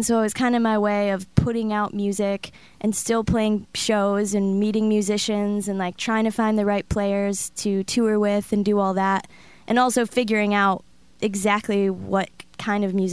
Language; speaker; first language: English; native; English